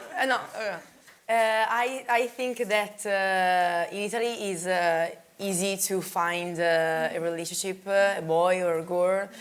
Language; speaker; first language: English; non-native, learner; Italian